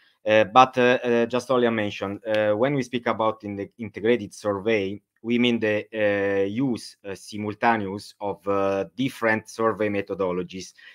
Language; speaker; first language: English; non-native, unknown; Italian